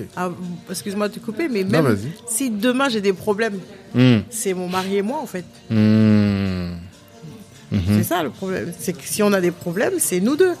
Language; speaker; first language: French; native; French